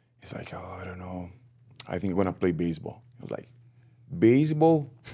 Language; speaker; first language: English; non-native, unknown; Portuguese